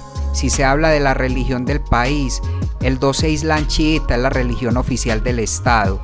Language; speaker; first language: Spanish; native; Spanish